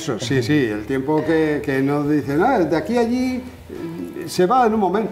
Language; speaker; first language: Spanish; native; Spanish